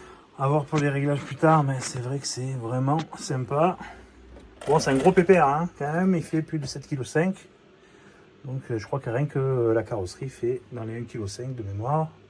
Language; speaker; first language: French; native; French